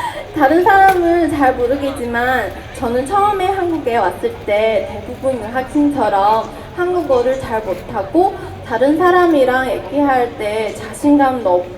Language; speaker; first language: Korean; non-native, fluent; Chinese